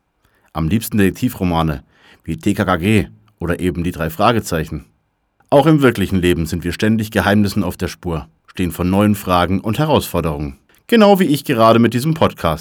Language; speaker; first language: German; native; German